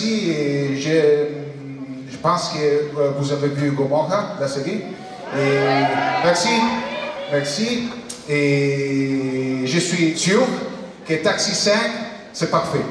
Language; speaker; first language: French; non-native, learner; Italian